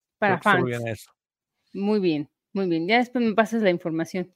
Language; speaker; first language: Spanish; native; Spanish